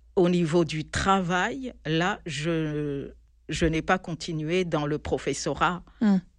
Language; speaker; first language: French; non-native, local second language; Malagasy